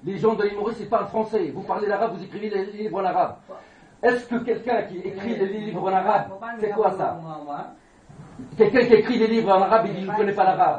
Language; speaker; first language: French; non-native, fluent; Arabic